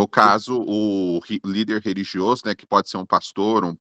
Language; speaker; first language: Portuguese; native; Portuguese